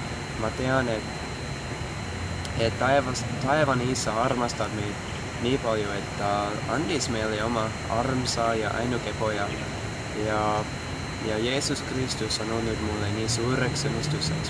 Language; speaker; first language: Estonian; non-native, fluent; English